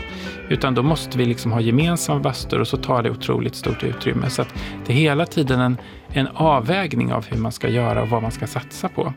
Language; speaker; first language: Swedish; native; Swedish